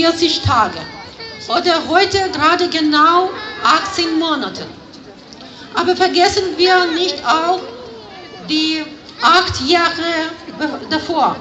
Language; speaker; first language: German; non-native, fluent; Ukrainian